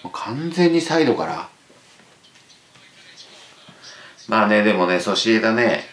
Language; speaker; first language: Japanese; native; Japanese